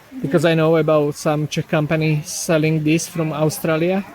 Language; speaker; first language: English; non-native, fluent; Slovak